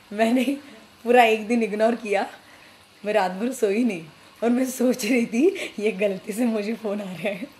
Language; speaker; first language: Hindi; non-native, local second language; Marathi